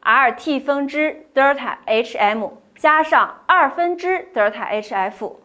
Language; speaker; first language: Chinese; native; Chinese